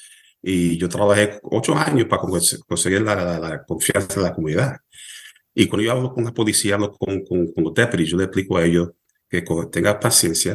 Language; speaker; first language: Spanish; early bilingual, heritage; Spanish